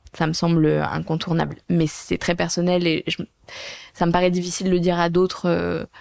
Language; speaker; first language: French; native; French